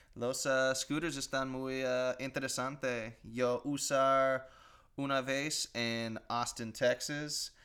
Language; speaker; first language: Spanish; non-native, learner; English